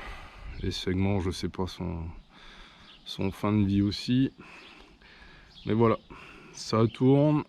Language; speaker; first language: French; native; French